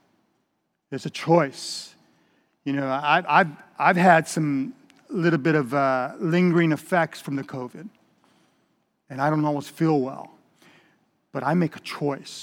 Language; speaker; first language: English; native; English